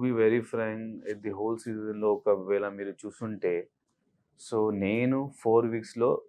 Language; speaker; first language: Telugu; non-native, learner; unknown